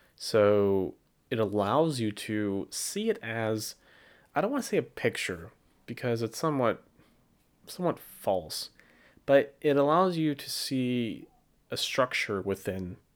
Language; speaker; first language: English; native; English